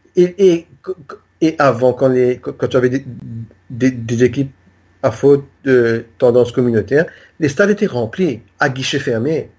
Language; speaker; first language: French; non-native, local second language; Morisyen